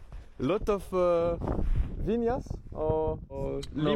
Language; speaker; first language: English; non-native, learner; French